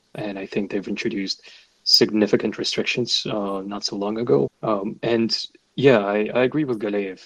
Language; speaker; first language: English; non-native, fluent; Russian